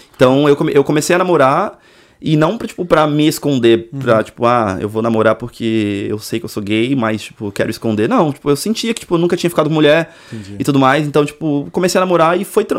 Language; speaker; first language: Portuguese; native; Portuguese